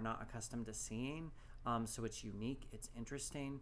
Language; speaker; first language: English; native; English